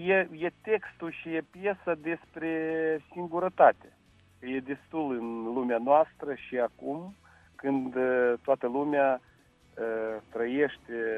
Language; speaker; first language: Romanian; non-native, local second language; Russian